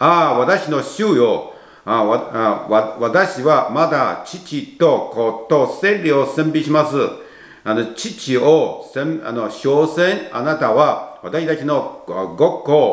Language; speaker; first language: Japanese; non-native, learner; Chinese